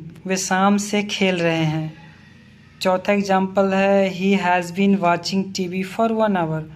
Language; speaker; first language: Hindi; native; Hindi